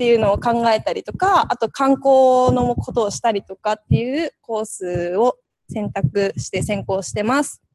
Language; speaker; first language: Japanese; native; Japanese